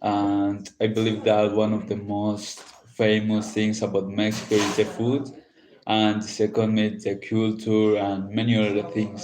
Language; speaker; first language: English; non-native, learner; Spanish